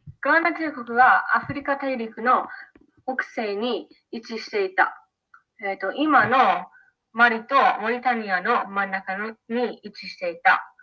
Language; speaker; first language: Japanese; non-native, learner; English